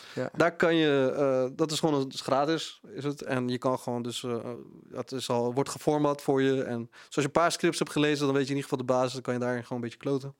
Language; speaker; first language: Dutch; early bilingual, other home language; Punjabi